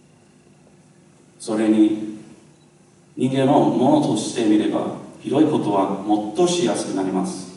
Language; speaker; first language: Japanese; non-native, learner; English